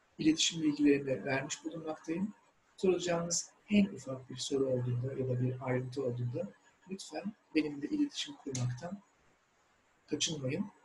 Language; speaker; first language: Turkish; native; Turkish